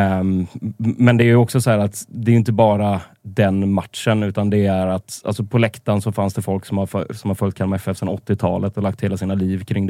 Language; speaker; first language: Swedish; native; Swedish